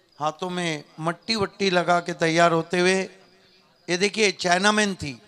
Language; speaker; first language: Hindi; non-native, local second language; Marathi